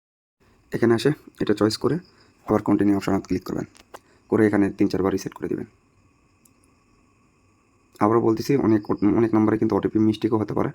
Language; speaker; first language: Bangla; native; Bangla